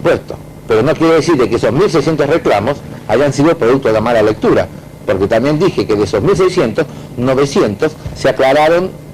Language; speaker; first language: Spanish; native; Spanish